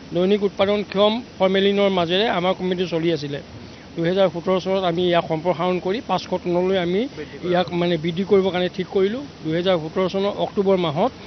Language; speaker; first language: Assamese; native; Assamese